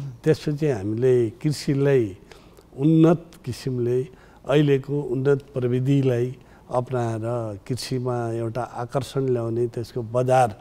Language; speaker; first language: Nepali; native; Nepali